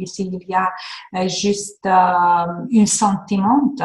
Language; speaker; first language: French; non-native, fluent; Hungarian